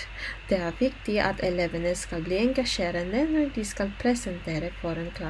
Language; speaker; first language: Norwegian; non-native, learner; Filipino